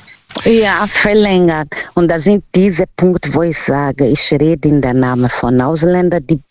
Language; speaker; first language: German; non-native, learner; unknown